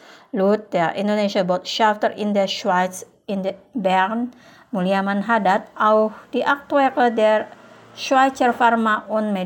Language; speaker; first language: German; non-native, fluent; Indonesian